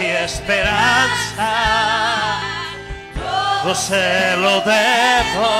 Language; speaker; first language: Spanish; native; Spanish